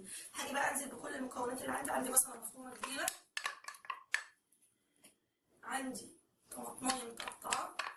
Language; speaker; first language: Arabic; native; Arabic